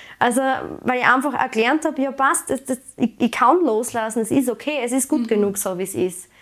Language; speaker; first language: German; native; German